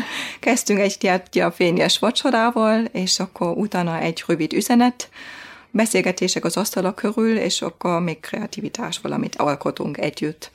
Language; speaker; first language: Hungarian; non-native, fluent; German